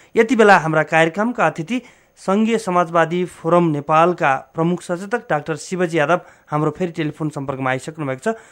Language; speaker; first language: Nepali; native; Nepali